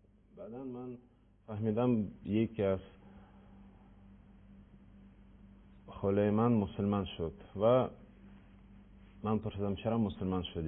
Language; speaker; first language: Persian; non-native, learner; Russian